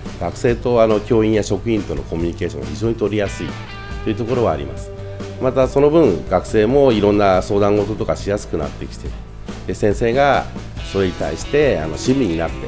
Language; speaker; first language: Japanese; native; Japanese